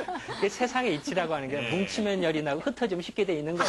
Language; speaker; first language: Korean; native; Korean